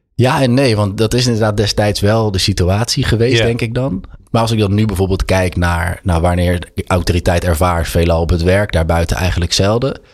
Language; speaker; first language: Dutch; native; Dutch